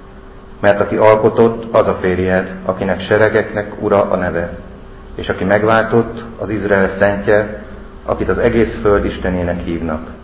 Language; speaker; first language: Hungarian; native; Hungarian